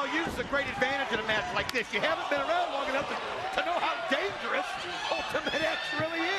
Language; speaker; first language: English; native; English